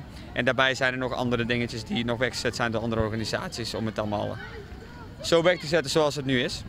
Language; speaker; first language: Dutch; native; Dutch